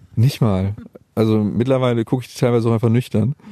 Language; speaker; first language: German; native; German